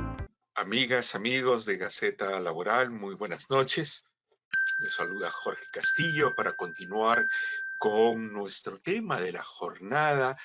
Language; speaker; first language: Spanish; native; Spanish